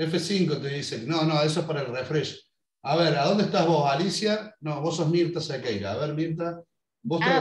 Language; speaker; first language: Spanish; native; Spanish